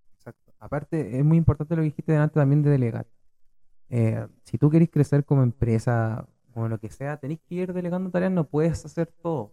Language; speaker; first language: Spanish; native; Spanish